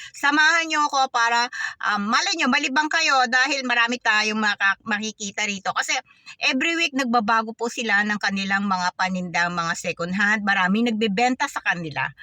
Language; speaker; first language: Filipino; native; Filipino